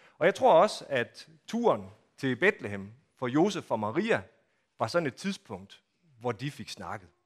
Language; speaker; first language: Danish; native; Danish